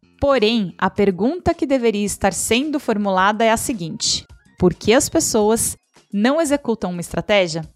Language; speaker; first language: Portuguese; native; Portuguese